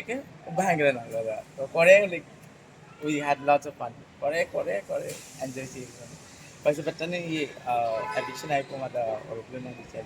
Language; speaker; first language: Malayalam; non-native, learner; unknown